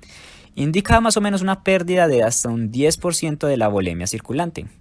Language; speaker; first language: Spanish; native; Spanish